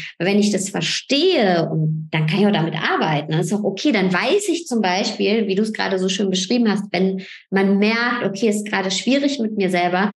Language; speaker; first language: German; early bilingual, other home language; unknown